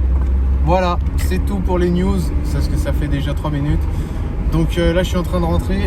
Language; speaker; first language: French; native; French